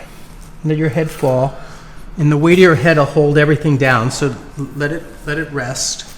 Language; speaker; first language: English; native; English